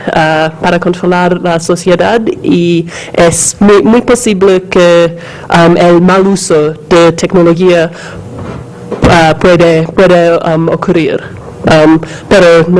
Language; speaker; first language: Spanish; non-native, learner; English